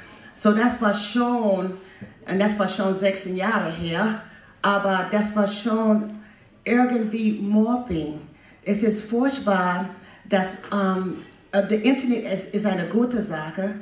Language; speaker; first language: German; non-native, fluent; English